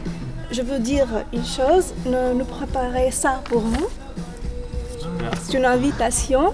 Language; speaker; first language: French; non-native, learner; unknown